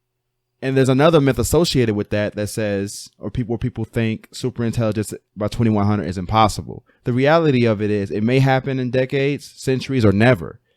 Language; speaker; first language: English; native; English